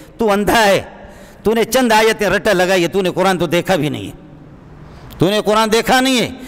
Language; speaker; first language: Urdu; non-native, local second language; Brahui